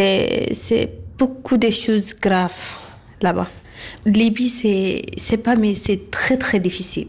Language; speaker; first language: French; non-native, learner; Arabic